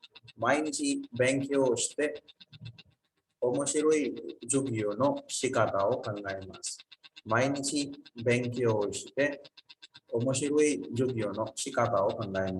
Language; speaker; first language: Japanese; non-native, fluent; Urdu